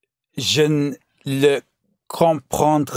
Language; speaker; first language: French; non-native, learner; English